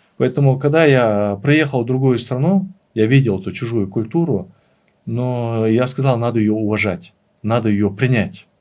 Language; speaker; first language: Russian; non-native, local second language; Chechen